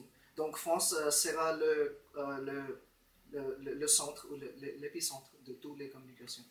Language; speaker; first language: French; non-native, fluent; Romanian